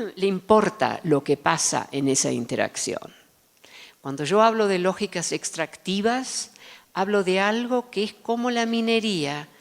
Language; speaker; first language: Spanish; early bilingual, other home language; Dutch